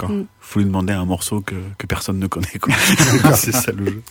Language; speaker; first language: French; native; French